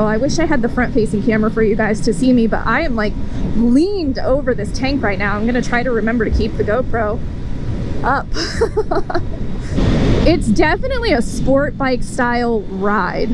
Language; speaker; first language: English; native; English